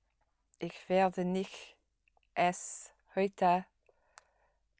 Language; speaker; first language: German; non-native, learner; English